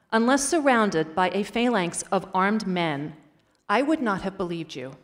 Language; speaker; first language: English; native; English